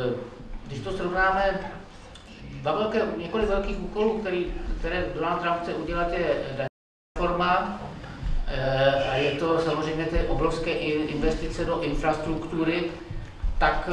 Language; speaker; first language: Czech; native; Czech